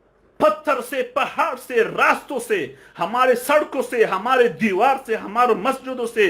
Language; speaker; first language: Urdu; non-native, fluent; Pashto